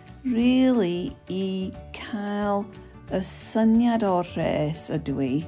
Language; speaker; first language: Welsh; non-native, local second language; English